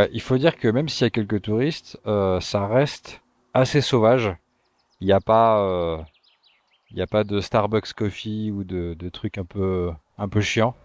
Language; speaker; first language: French; native; French